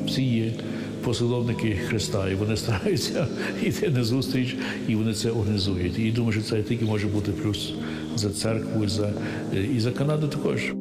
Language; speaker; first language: Ukrainian; early bilingual, heritage; English